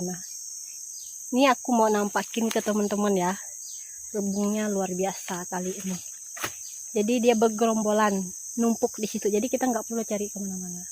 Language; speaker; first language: Indonesian; native; Indonesian